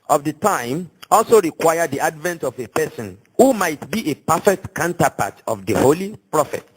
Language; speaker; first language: English; non-native, local second language; Yoruba